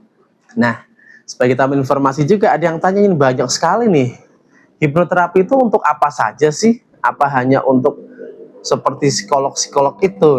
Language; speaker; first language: Indonesian; native; Indonesian